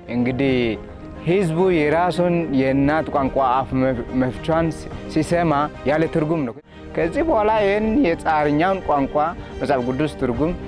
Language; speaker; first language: Amharic; non-native, local second language; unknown